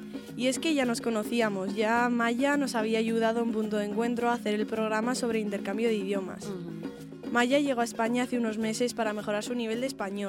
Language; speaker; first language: Spanish; native; Spanish